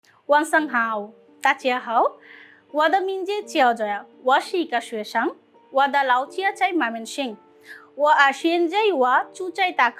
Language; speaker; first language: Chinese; non-native, learner; Bangla